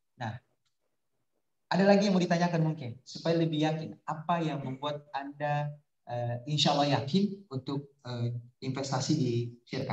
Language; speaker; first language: Indonesian; native; Indonesian